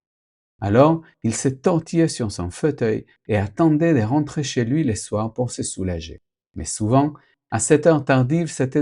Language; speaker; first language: French; non-native, fluent; Spanish